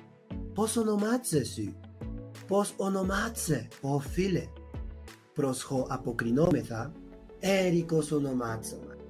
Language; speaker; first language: Greek; non-native, fluent; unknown